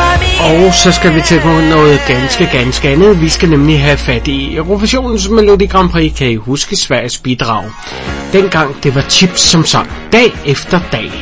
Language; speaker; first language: Danish; native; Danish